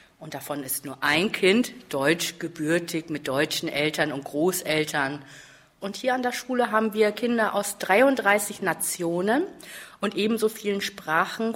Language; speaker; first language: German; native; German